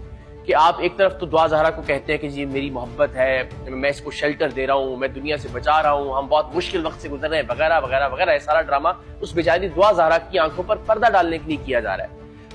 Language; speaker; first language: Urdu; native; Urdu